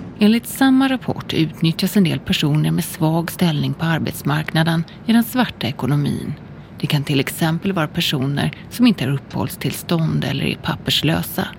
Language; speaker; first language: Swedish; native; Swedish